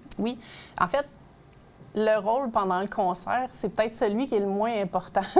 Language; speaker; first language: French; native; French